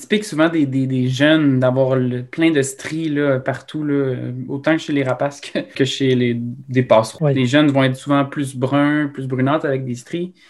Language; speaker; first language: French; native; French